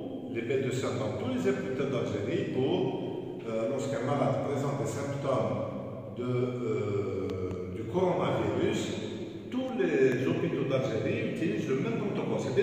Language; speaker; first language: French; non-native, local second language; Arabic